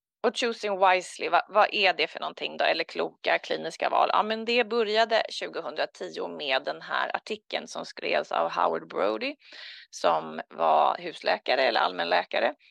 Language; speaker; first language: Swedish; native; Swedish